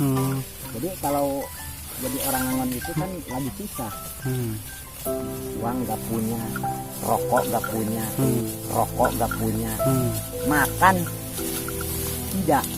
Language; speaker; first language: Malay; non-native, local second language; Sundanese